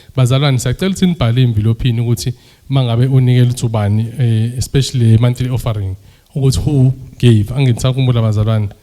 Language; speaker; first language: Zulu; native; Zulu